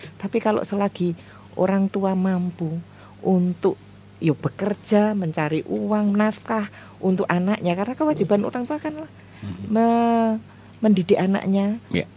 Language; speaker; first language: Indonesian; native; Indonesian